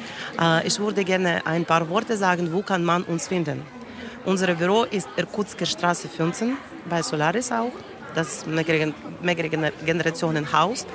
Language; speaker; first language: German; non-native, learner; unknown